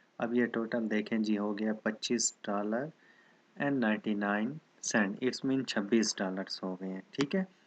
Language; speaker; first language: Urdu; non-native, local second language; Saraiki